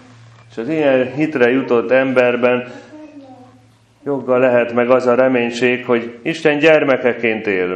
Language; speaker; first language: Hungarian; native; Hungarian